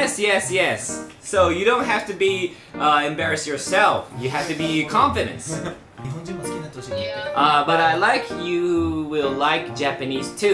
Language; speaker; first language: English; non-native, learner; Japanese